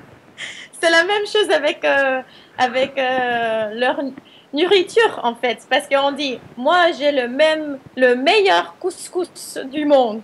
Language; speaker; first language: French; non-native, fluent; Spanish